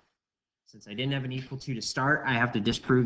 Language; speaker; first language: English; native; English